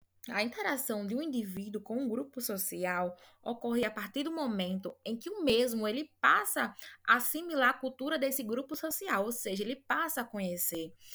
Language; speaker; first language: Portuguese; native; Portuguese